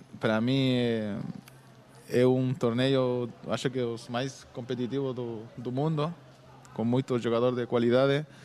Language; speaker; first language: Portuguese; non-native, fluent; Spanish